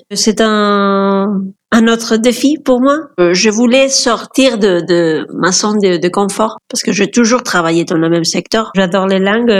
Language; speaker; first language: French; non-native, fluent; Spanish